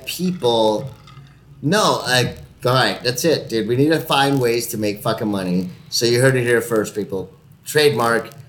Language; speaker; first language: English; non-native, fluent; Spanish